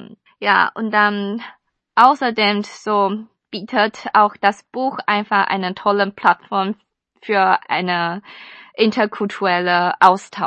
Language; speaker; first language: German; non-native, fluent; Chinese